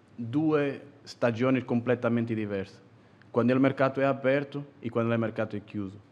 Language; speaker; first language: Italian; non-native, fluent; Portuguese